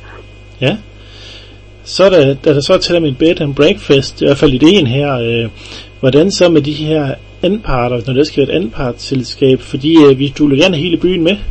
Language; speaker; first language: Danish; native; Danish